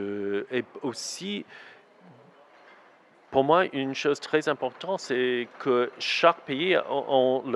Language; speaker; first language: French; non-native, learner; English